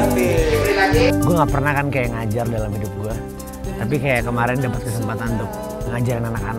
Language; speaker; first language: Indonesian; native; Indonesian